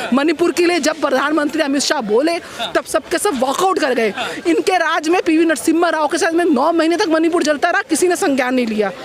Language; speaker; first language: Hindi; native; Hindi